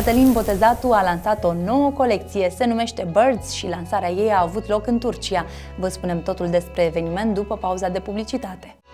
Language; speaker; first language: Romanian; native; Romanian